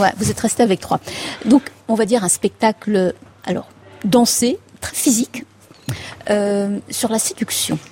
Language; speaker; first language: French; native; French